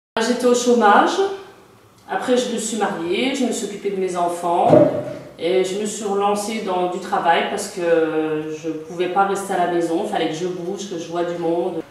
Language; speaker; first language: French; native; French